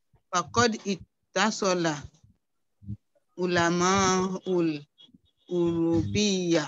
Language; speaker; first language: Arabic; non-native, learner; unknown